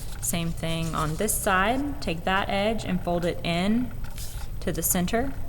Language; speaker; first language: English; native; English